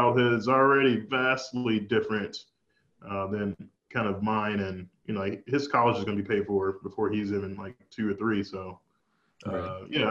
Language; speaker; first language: English; native; English